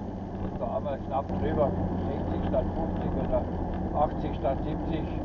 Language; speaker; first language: German; native; German